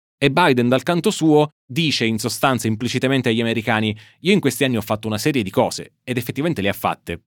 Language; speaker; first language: Italian; native; Italian